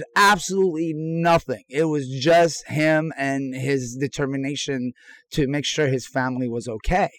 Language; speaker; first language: English; non-native, fluent; Persian